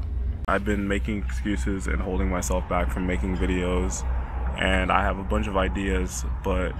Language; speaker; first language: English; native; English